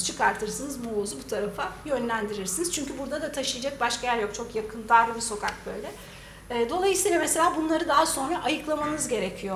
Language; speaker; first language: Turkish; native; Turkish